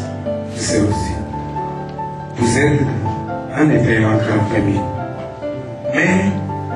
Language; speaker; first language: French; non-native, fluent; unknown